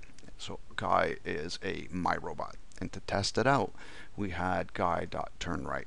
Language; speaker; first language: English; native; English